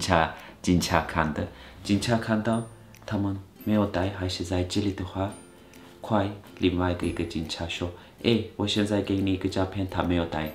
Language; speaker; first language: Chinese; non-native, fluent; Turkish